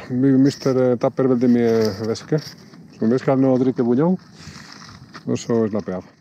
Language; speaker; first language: Norwegian; non-native, fluent; Spanish